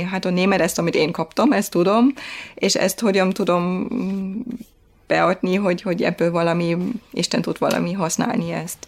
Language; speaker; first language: Hungarian; non-native, fluent; German